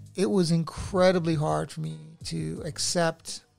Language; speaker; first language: English; native; English